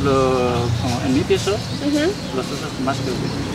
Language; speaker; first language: Spanish; non-native, learner; Uzbek